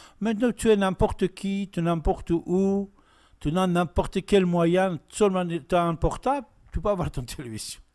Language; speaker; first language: French; non-native, fluent; Persian